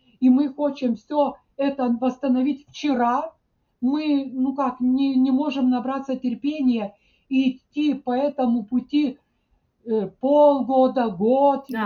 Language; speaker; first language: Russian; non-native, fluent; Lithuanian